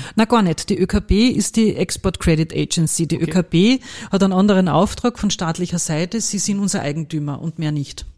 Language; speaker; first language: German; native; German